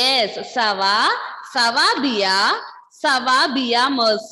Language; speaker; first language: French; non-native, fluent; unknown